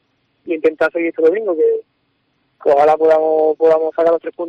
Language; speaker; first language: Spanish; native; Spanish